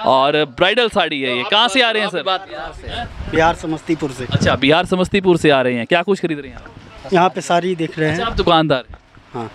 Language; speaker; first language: Hindi; native; Hindi